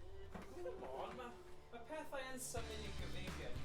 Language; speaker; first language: Welsh; native; Welsh